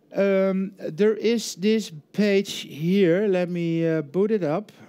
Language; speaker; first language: English; non-native, fluent; Dutch